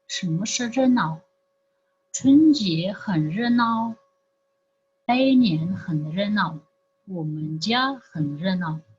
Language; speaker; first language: Chinese; non-native, fluent; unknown